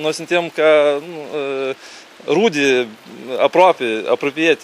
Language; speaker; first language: Romanian; non-native, fluent; Ukrainian